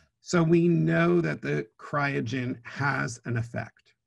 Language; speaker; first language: English; native; English